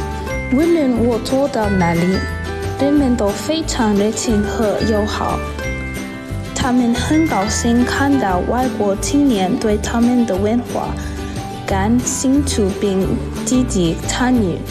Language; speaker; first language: Chinese; non-native, learner; English